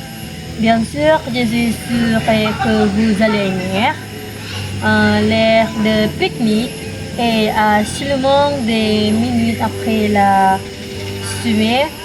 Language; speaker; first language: French; non-native, learner; Indonesian